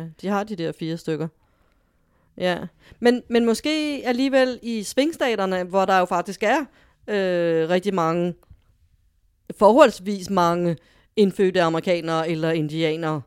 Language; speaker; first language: Danish; native; Danish